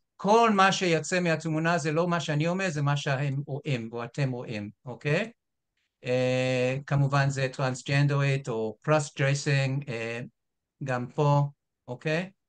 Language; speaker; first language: Hebrew; non-native, fluent; English